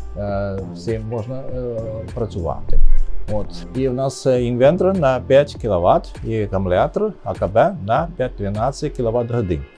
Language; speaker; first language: Ukrainian; non-native, learner; Chinese